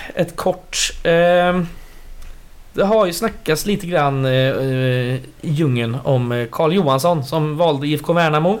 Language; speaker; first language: Swedish; native; Swedish